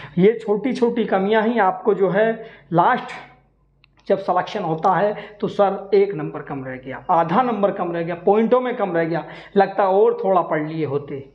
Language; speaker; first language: Hindi; native; Hindi